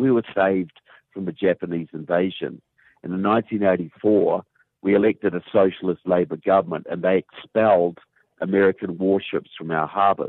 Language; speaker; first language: English; native; English